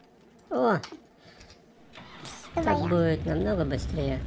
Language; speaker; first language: Russian; native; Russian